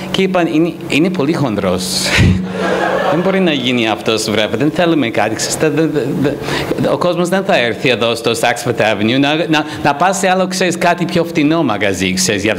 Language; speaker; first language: Greek; non-native, fluent; English